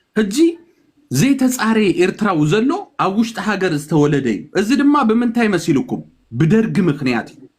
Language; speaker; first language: Tigrinya; early bilingual, heritage; Tigrinya